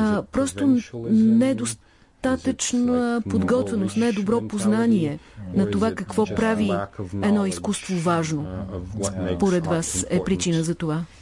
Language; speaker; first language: Bulgarian; native; Bulgarian